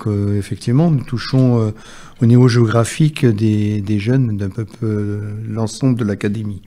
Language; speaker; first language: French; native; French